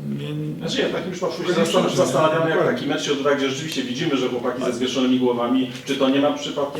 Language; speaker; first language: Polish; native; Polish